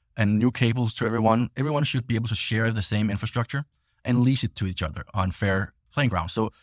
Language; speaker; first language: English; non-native, fluent; Danish